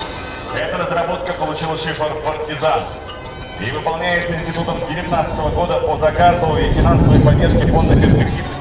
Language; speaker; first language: Russian; native; Russian